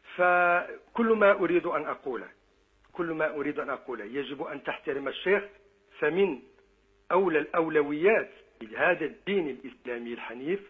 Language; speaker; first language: Arabic; non-native, fluent; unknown